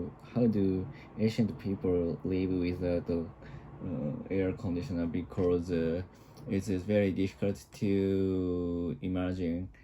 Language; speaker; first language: English; non-native, learner; Japanese